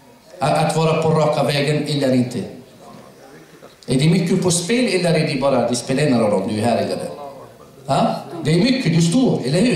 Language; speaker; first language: Swedish; non-native, fluent; Arabic